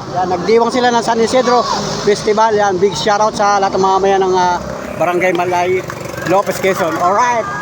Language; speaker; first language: Filipino; native; Filipino